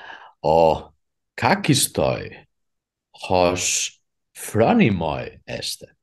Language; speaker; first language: Greek; non-native, fluent; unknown